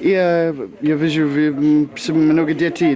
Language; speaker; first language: Russian; non-native, learner; English